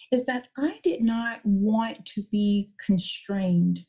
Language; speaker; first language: English; native; English